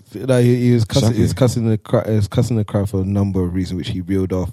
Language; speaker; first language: English; native; English